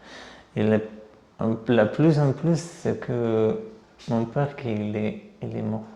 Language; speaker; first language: French; non-native, learner; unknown